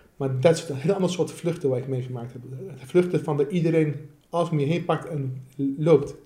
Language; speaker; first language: Dutch; early bilingual, other home language; Arabic